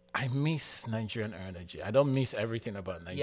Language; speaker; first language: English; non-native, local second language; Igbo